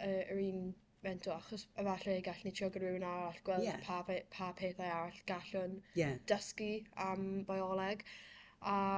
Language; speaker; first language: Welsh; non-native, local second language; English